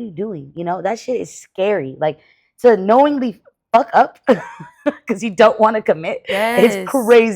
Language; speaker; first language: English; native; English